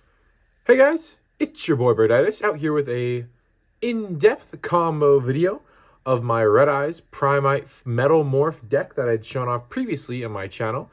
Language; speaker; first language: English; native; English